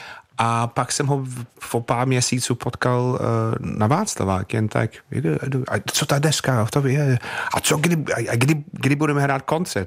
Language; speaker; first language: Czech; non-native, fluent; English